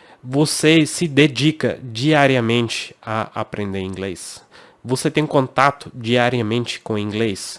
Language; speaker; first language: Portuguese; non-native, fluent; English